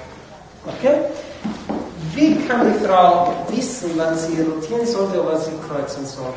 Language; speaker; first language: German; non-native, fluent; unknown